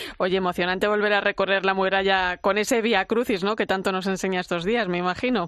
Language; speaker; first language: Spanish; native; Spanish